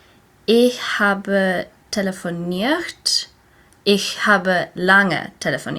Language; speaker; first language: German; non-native, learner; English